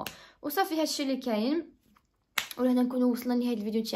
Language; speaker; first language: Arabic; native; Arabic